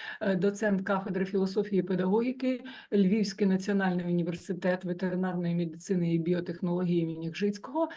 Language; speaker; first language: Ukrainian; native; Ukrainian